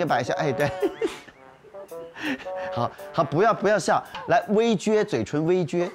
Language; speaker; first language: Chinese; native; Chinese